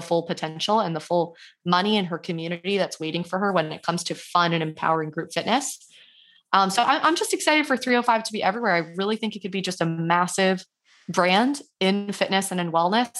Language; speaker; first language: English; native; English